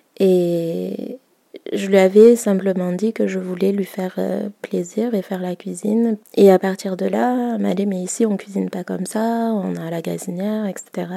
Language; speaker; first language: French; early bilingual, other home language; Malagasy